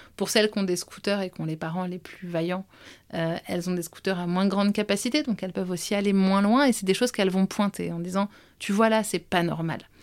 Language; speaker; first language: French; native; French